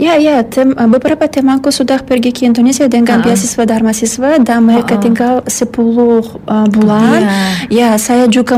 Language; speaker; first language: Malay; non-native, learner; Uzbek